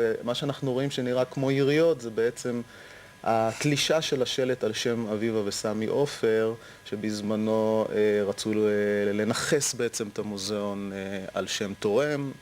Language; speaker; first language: Hebrew; native; Hebrew